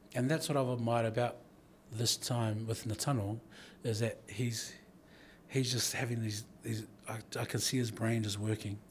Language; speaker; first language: English; native; English